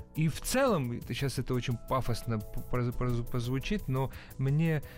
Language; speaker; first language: Russian; early bilingual, other home language; Georgian